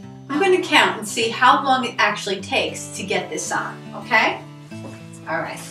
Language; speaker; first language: English; native; English